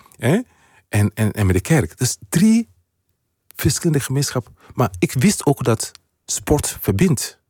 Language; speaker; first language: Dutch; non-native, fluent; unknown